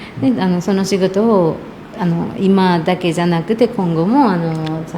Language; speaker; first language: Japanese; non-native, fluent; Sinhala